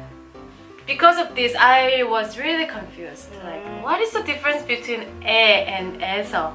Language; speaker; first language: English; non-native, learner; Korean